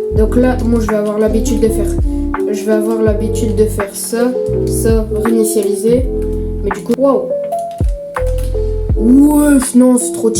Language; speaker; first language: French; native; French